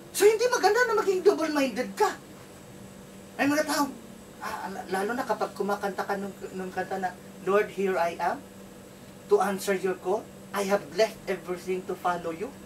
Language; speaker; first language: Filipino; non-native, local second language; Cebuano